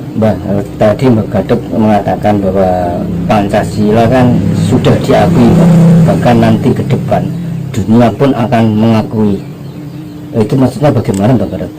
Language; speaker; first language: Indonesian; native; Indonesian